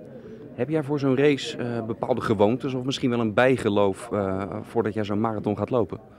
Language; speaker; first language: Dutch; native; Dutch